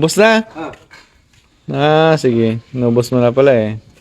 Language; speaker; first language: Filipino; native; Filipino